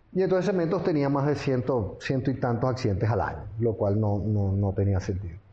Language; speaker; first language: Spanish; native; Spanish